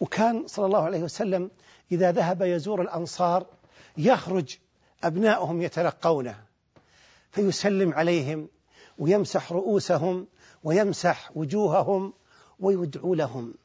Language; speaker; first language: Arabic; native; Arabic